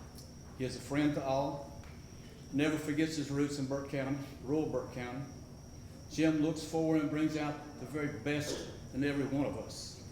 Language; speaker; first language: English; native; English